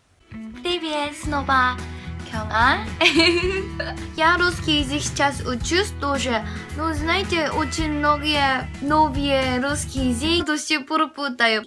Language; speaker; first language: Russian; non-native, fluent; Korean